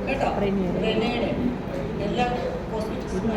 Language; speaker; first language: Malayalam; native; Malayalam